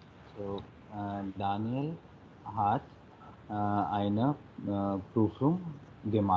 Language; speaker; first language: German; non-native, learner; Hindi